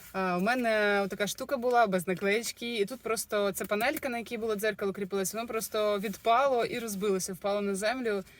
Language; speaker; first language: Ukrainian; native; Ukrainian